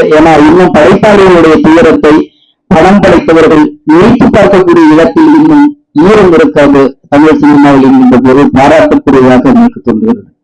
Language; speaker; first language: Tamil; native; Tamil